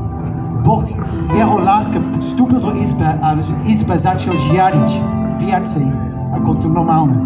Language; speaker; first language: Slovak; non-native, learner; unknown